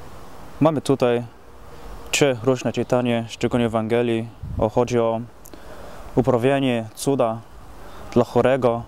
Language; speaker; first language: Polish; non-native, fluent; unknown